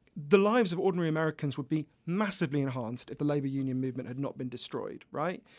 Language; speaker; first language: English; native; English